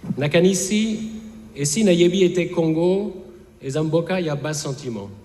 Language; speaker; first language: Lingala; non-native, learner; French